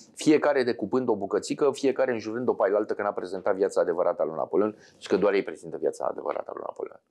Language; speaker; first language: Romanian; native; Romanian